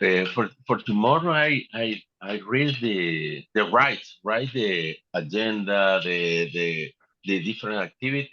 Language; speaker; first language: English; non-native, learner; Spanish